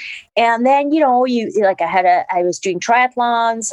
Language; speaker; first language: English; non-native, fluent; French